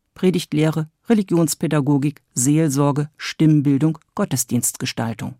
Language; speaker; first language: German; native; German